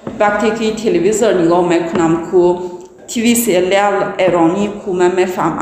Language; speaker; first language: Tajik; non-native, learner; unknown